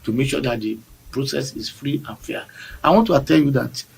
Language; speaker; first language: English; non-native, local second language; Yoruba